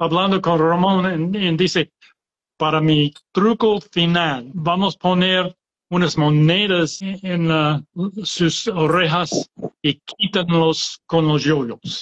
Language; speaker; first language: Spanish; non-native, learner; English